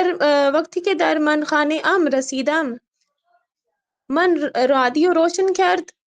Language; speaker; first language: Persian; non-native, learner; Urdu